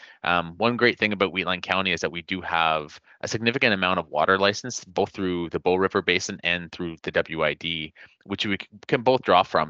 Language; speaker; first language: English; native; English